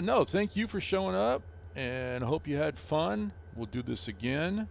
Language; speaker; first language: English; native; English